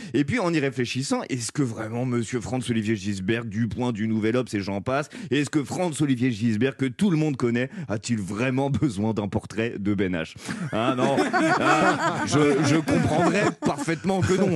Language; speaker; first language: French; native; French